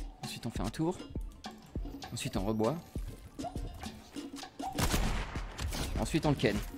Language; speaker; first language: French; native; French